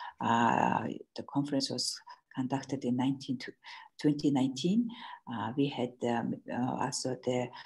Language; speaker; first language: English; non-native, learner; Mongolian